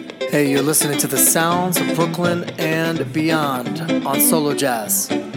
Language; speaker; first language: English; native; English